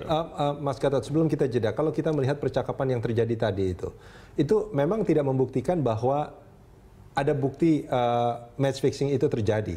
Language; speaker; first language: Indonesian; native; Indonesian